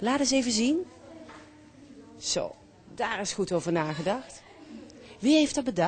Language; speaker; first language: Dutch; native; Dutch